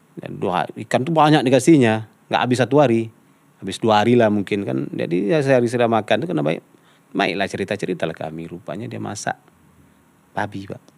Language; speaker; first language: Indonesian; non-native, local second language; Minangkabau